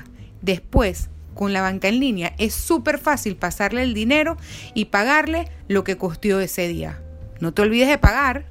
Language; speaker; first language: Spanish; native; Spanish